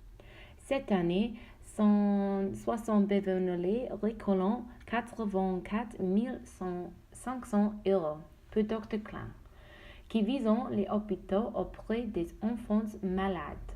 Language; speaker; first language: French; non-native, learner; Dutch